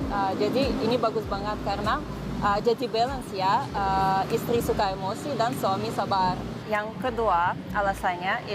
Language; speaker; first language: Indonesian; non-native, fluent; Russian